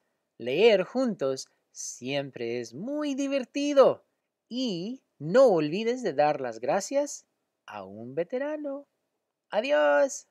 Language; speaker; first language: Spanish; early bilingual, heritage; Spanish